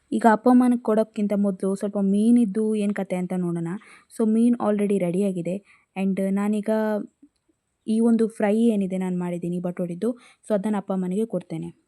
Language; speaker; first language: Kannada; non-native, local second language; Tulu